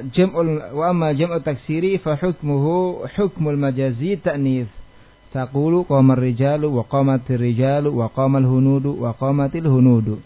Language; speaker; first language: Arabic; non-native, fluent; Indonesian